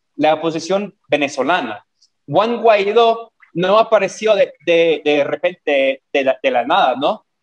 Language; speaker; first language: Spanish; non-native, fluent; English